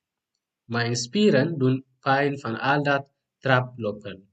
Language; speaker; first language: Dutch; non-native, learner; Tigrinya